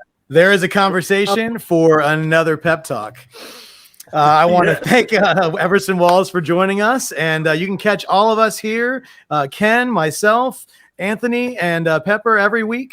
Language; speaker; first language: English; native; English